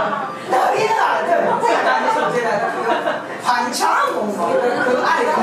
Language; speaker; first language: Chinese; non-native, fluent; Japanese